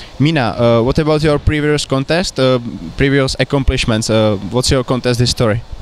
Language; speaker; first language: English; non-native, fluent; Czech